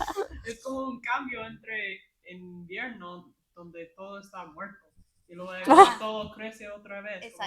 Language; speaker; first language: Spanish; non-native, learner; English